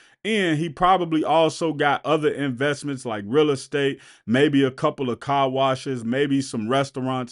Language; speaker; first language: English; native; English